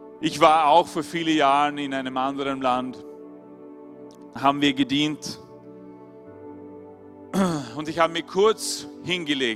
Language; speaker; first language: German; non-native, fluent; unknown